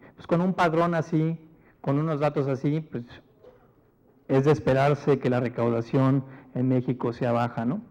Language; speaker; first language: Spanish; native; Spanish